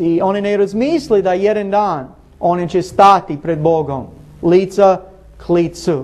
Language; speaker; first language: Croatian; non-native, learner; English